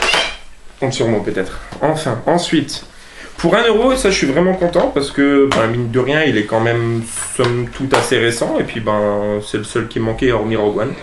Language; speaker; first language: French; native; French